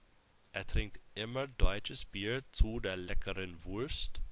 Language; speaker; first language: German; non-native, fluent; English